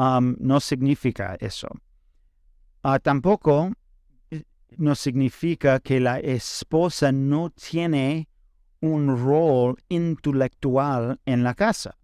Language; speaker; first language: Spanish; non-native, fluent; English